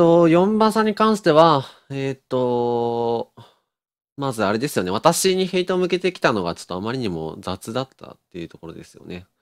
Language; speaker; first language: Japanese; native; Japanese